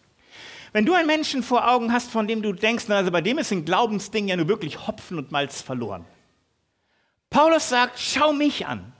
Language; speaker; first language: German; native; German